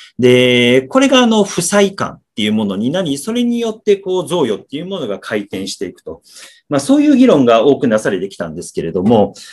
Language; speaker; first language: Japanese; native; Japanese